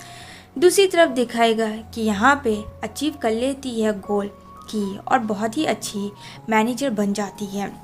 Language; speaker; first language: Hindi; native; Hindi